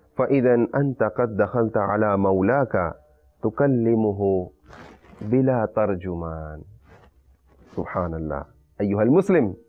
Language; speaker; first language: Arabic; non-native, fluent; Urdu